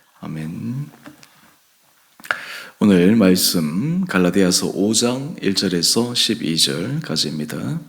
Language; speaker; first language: Korean; native; Korean